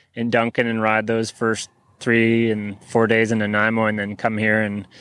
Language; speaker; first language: English; native; English